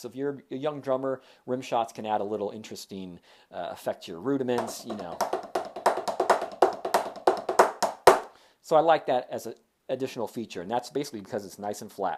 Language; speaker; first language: English; native; English